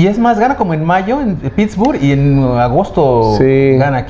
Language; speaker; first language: Spanish; native; Spanish